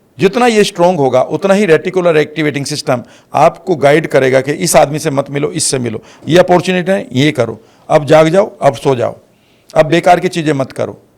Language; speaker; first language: Hindi; native; Hindi